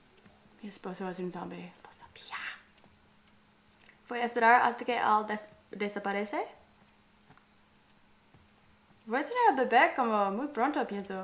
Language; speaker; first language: Spanish; non-native, learner; English